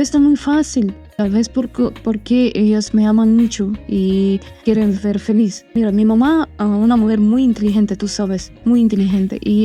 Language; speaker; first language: Spanish; non-native, learner; Armenian